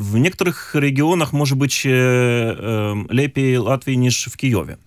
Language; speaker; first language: Polish; non-native, learner; Ukrainian